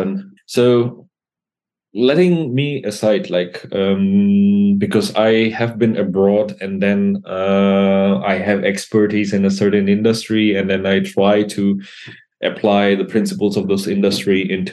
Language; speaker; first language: English; non-native, local second language; Assamese